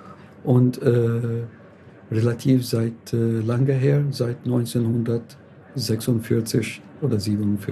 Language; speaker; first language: German; non-native, fluent; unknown